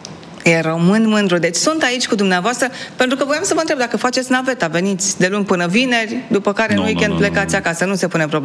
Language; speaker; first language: Romanian; native; Romanian